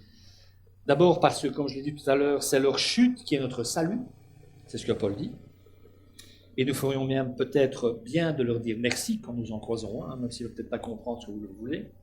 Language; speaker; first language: French; native; French